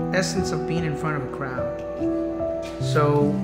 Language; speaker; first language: English; native; English